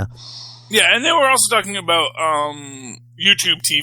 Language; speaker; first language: English; native; English